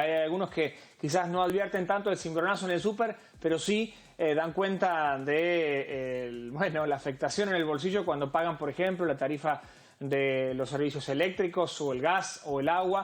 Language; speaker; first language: Spanish; native; Spanish